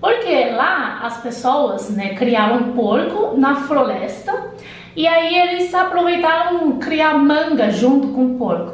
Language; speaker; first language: Portuguese; non-native, fluent; Chinese